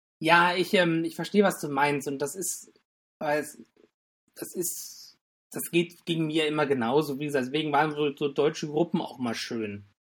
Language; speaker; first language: German; native; German